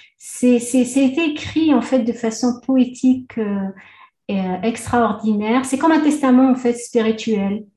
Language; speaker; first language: French; non-native, local second language; Arabic